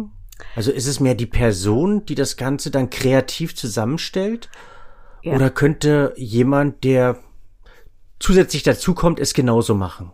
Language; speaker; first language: German; native; German